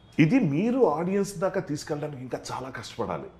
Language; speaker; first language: Telugu; native; Telugu